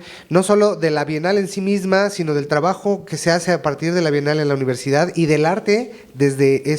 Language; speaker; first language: Spanish; native; Spanish